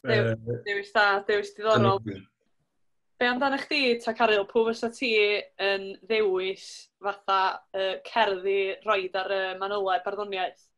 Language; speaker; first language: Welsh; native; Welsh